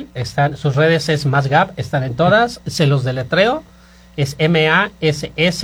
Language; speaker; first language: Spanish; native; Spanish